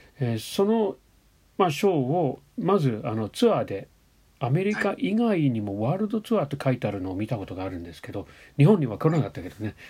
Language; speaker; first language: Japanese; non-native, fluent; English